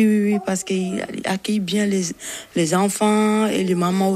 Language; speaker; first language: French; non-native, learner; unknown